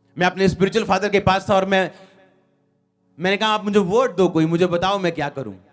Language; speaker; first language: Hindi; non-native, local second language; Punjabi